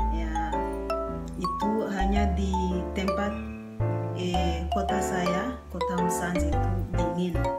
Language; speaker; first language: Indonesian; non-native, learner; Kinyarwanda